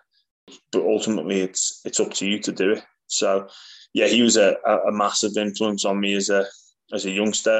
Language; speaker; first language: English; native; English